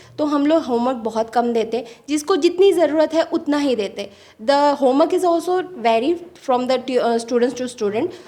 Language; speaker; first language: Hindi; non-native, local second language; Assamese